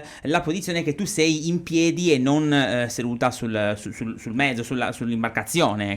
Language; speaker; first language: Italian; native; Italian